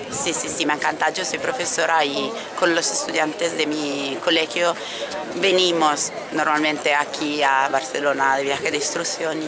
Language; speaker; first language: Spanish; non-native, fluent; Italian